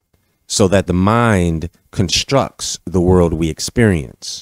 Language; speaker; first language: English; native; English